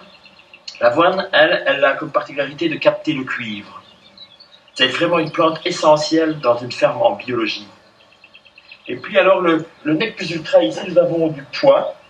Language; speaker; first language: French; native; French